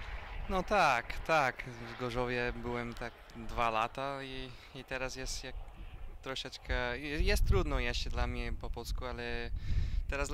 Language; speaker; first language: Polish; non-native, learner; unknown